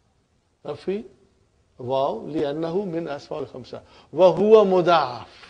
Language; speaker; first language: Arabic; non-native, fluent; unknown